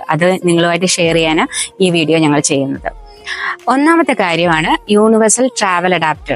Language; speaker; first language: Malayalam; native; Malayalam